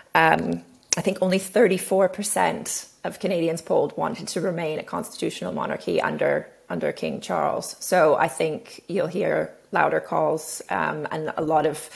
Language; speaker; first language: English; native; English